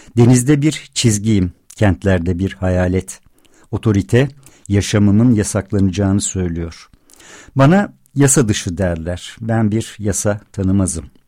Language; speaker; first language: Turkish; native; Turkish